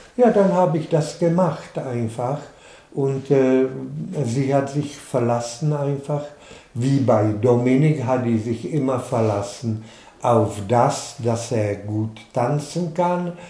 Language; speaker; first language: German; non-native, learner; Czech